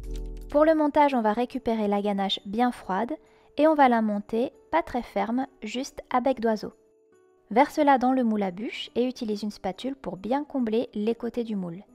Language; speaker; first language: French; native; French